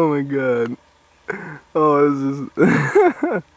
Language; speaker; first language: English; native; English